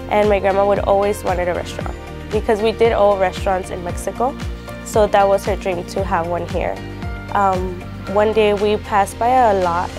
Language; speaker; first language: English; early bilingual, other home language; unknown